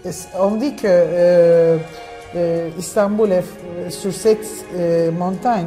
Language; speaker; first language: French; non-native, fluent; Turkish